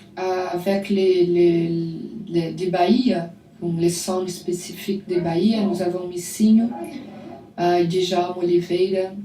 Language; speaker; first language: French; non-native, learner; Portuguese